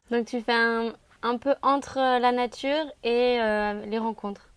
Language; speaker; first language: French; native; French